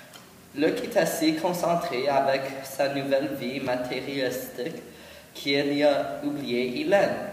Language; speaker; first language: French; non-native, learner; English